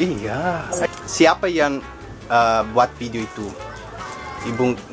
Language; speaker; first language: Indonesian; non-native, fluent; Portuguese